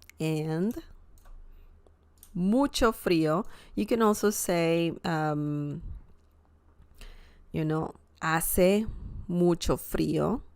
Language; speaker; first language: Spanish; non-native, fluent; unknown